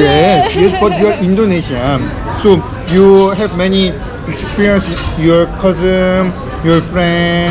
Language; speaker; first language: English; non-native, learner; Korean